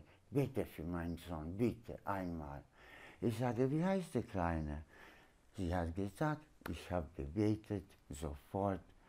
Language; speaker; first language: German; non-native, learner; Polish